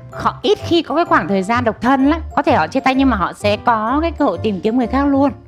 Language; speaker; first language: Vietnamese; native; Vietnamese